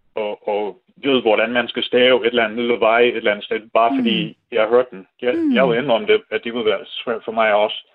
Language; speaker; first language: Danish; non-native, fluent; English